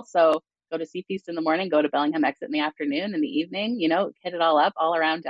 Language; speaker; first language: English; native; English